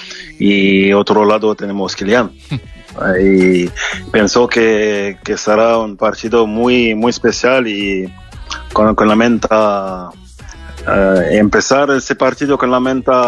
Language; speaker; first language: Spanish; non-native, learner; French